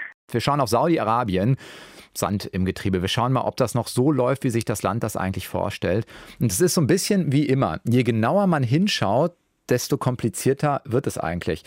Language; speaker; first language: German; native; German